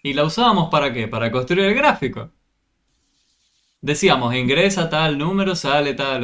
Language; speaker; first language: Spanish; native; Spanish